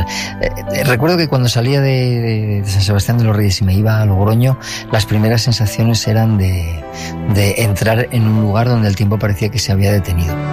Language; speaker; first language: Spanish; native; Spanish